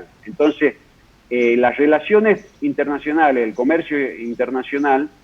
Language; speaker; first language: Spanish; native; Spanish